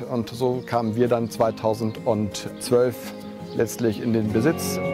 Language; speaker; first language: German; native; German